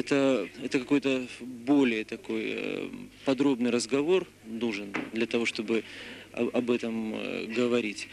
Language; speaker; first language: Russian; native; Russian